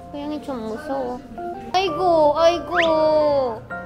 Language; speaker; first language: Korean; non-native, learner; Filipino